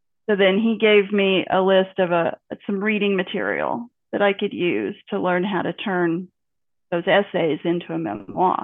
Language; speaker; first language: English; native; English